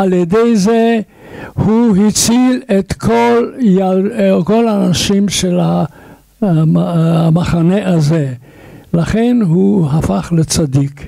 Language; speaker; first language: Hebrew; non-native, fluent; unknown